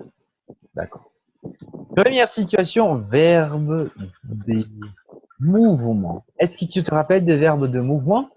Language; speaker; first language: French; non-native, fluent; Portuguese